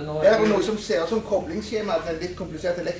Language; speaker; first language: Norwegian; native; Norwegian